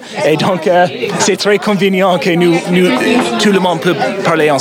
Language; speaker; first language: French; non-native, learner; English